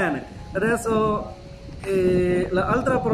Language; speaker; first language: Italian; non-native, learner; Urdu